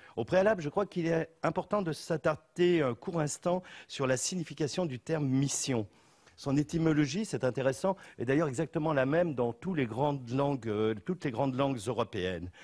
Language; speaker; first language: French; native; French